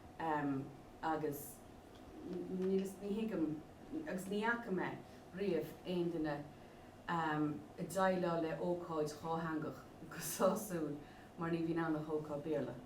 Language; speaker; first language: Irish; native; Irish